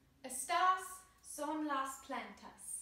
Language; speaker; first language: Spanish; non-native, learner; English